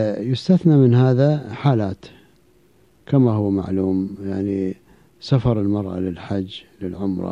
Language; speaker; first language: Arabic; native; Arabic